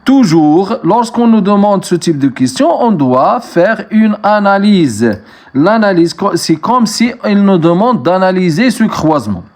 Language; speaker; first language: French; non-native, local second language; Arabic